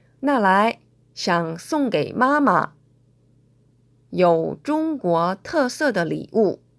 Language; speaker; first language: Chinese; non-native, fluent; Korean